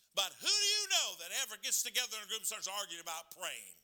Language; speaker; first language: English; native; English